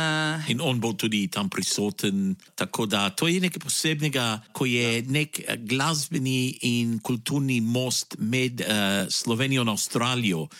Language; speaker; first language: Slovenian; early bilingual, heritage; Slovenian